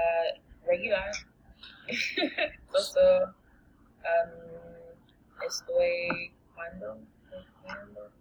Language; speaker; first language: Spanish; non-native, learner; English